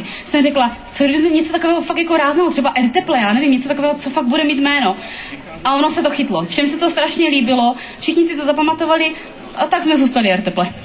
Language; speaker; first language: Czech; native; Czech